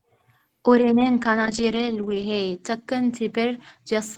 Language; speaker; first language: Korean; non-native, learner; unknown